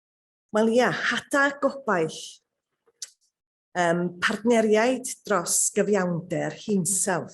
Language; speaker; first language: Welsh; native; Welsh